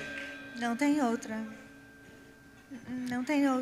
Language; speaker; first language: Portuguese; non-native, fluent; English